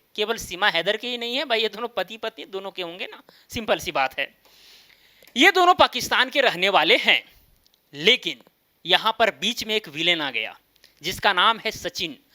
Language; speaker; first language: Hindi; native; Hindi